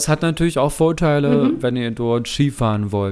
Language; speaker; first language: German; native; German